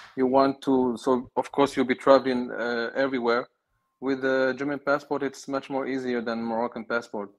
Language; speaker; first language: English; non-native, fluent; Arabic